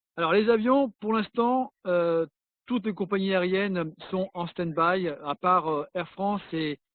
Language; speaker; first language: French; native; French